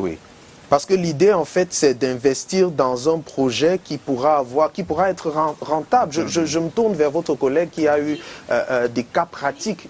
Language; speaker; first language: French; non-native, local second language; English